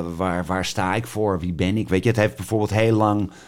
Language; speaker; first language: Dutch; native; Dutch